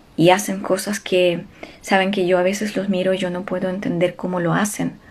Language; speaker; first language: Spanish; non-native, fluent; Ukrainian